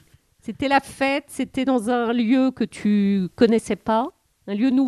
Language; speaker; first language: French; native; French